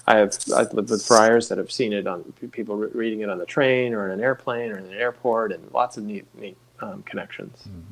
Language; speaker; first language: English; native; English